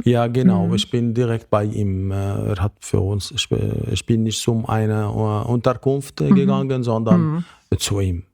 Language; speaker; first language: German; non-native, fluent; Arabic